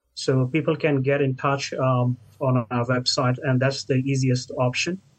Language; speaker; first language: English; non-native, local second language; Hindi